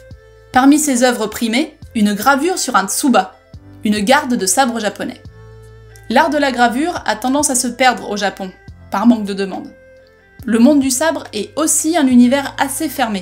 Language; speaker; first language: French; native; French